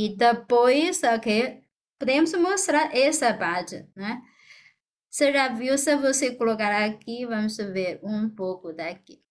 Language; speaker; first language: Portuguese; non-native, fluent; Chinese